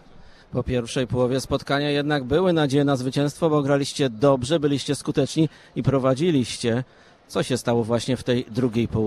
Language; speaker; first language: Polish; native; Polish